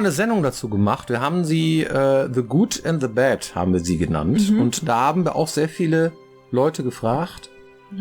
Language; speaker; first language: German; native; German